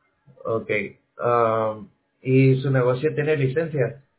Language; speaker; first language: Spanish; native; Spanish